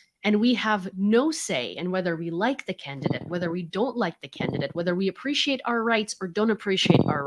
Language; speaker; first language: English; non-native, fluent; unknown